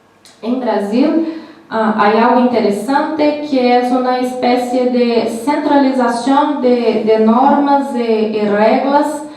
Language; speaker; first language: Spanish; non-native, learner; Portuguese